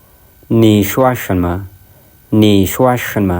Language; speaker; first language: Chinese; non-native, fluent; Lao